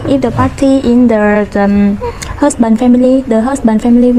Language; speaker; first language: English; non-native, learner; Vietnamese